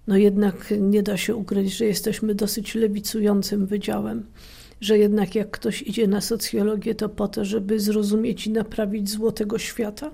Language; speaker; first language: Polish; native; Polish